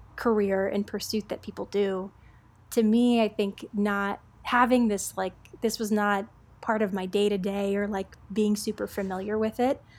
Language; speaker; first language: English; native; English